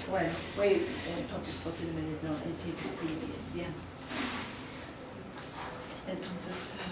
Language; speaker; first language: Spanish; non-native, fluent; English